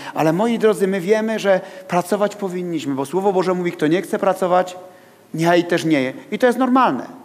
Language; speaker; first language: Polish; native; Polish